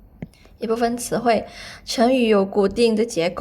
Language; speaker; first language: Chinese; non-native, fluent; Indonesian